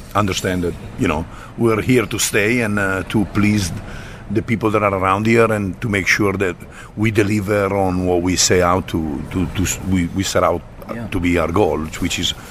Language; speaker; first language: English; non-native, fluent; Italian